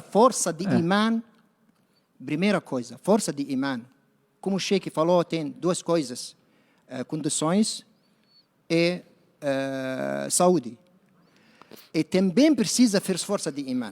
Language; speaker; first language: Portuguese; non-native, learner; Arabic